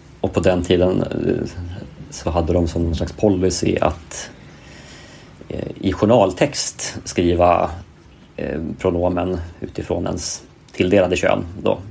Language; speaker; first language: Swedish; native; Swedish